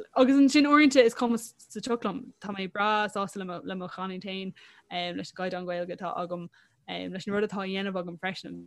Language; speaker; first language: Irish; non-native, local second language; English